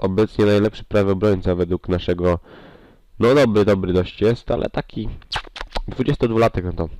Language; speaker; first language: Polish; native; Polish